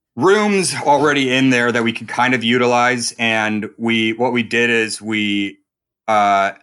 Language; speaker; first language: English; native; English